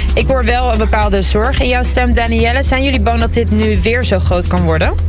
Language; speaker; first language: Dutch; early bilingual, other home language; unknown